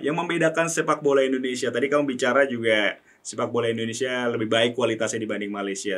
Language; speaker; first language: Indonesian; native; Indonesian